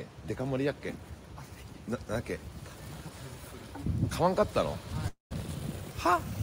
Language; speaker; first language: Japanese; native; Japanese